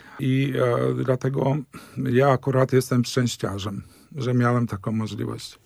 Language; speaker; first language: Polish; early bilingual, heritage; Polish